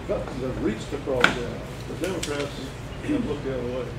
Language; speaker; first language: English; native; English